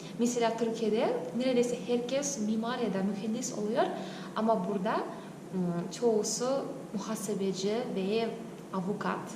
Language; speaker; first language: Turkish; non-native, fluent; Kazakh